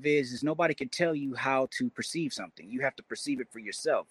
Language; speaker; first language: English; native; English